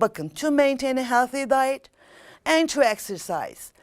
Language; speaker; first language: English; non-native, fluent; Turkish